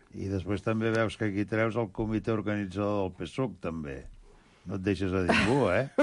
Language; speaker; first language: Catalan; native; Catalan